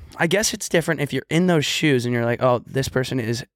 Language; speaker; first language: English; native; English